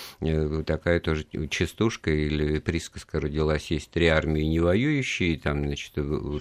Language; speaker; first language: Russian; native; Russian